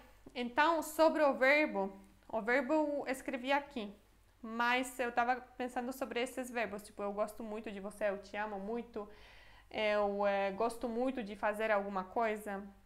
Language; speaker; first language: Portuguese; non-native, fluent; Polish